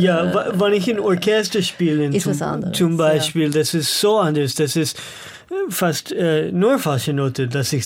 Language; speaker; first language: German; non-native, learner; English